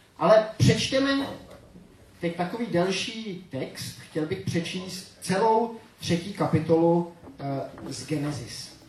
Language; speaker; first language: Czech; native; Czech